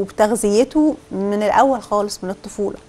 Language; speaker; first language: Arabic; native; Arabic